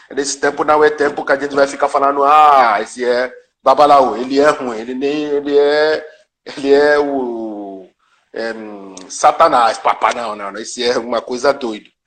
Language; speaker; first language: Portuguese; non-native, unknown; Yoruba